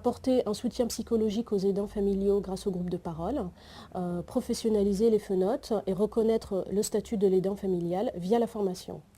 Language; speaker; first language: French; native; French